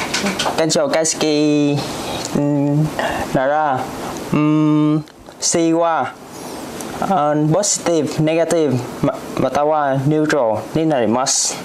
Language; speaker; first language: Japanese; non-native, learner; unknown